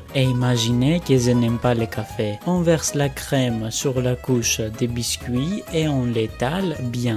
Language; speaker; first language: French; non-native, fluent; Greek